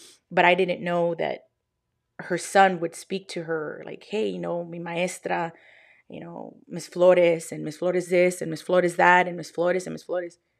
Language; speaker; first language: English; early bilingual, other home language; Spanish